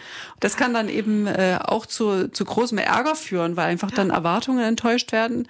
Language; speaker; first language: German; native; German